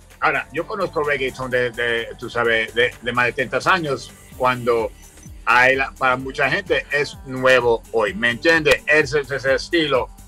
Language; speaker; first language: Spanish; early bilingual, heritage; Spanish